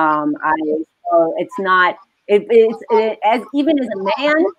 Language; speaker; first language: English; native; English